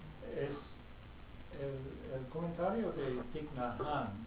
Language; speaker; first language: Spanish; non-native, fluent; English